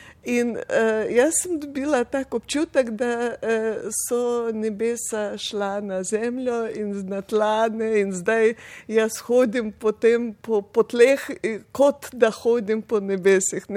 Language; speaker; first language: Slovenian; non-native, fluent; Russian